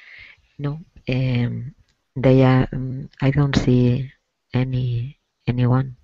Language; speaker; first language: English; non-native, learner; Spanish